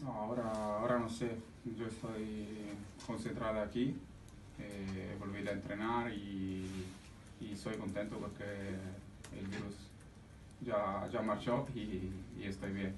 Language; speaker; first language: Spanish; non-native, learner; Italian